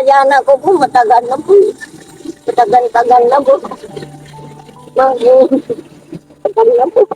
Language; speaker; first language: Filipino; non-native, learner; Vietnamese